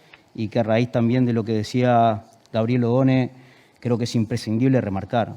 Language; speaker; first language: Spanish; native; Spanish